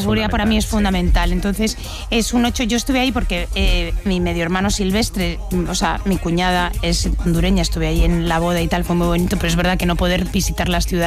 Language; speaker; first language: Spanish; native; Spanish